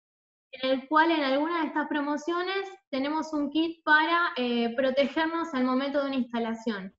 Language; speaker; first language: Spanish; native; Spanish